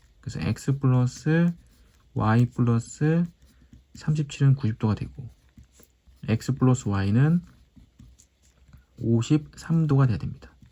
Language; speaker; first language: Korean; native; Korean